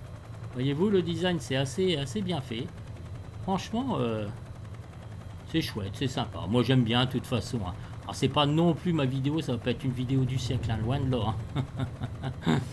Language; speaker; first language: French; native; French